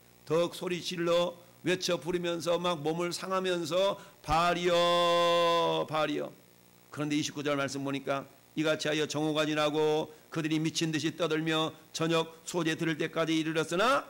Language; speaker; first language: Korean; native; Korean